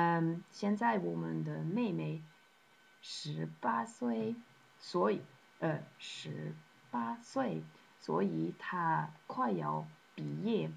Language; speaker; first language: Chinese; non-native, learner; Dutch